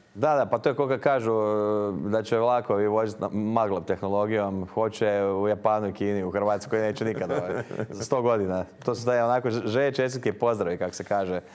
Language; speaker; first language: Croatian; native; Croatian